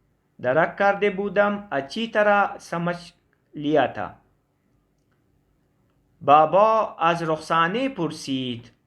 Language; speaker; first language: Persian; non-native, fluent; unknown